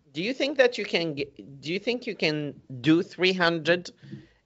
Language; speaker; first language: English; non-native, fluent; Arabic